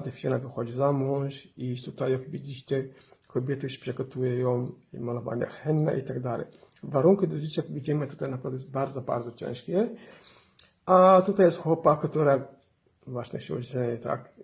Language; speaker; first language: Polish; non-native, fluent; Somali